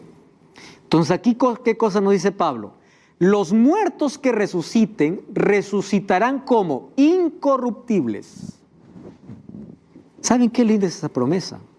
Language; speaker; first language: Spanish; native; Spanish